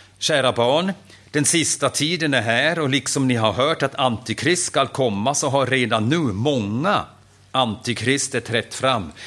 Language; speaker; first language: Swedish; non-native, fluent; German